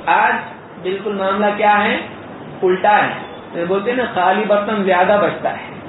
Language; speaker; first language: Urdu; native; Urdu